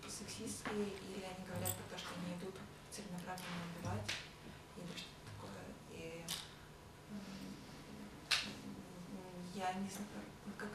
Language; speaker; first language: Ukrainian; non-native, local second language; Russian